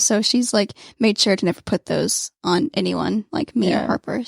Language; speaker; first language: English; native; English